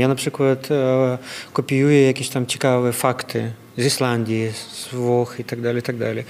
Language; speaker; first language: Polish; non-native, fluent; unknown